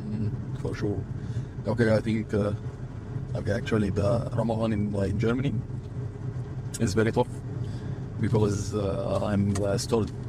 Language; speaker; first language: English; non-native, fluent; Arabic